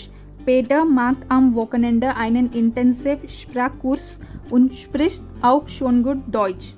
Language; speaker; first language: German; non-native, fluent; Hindi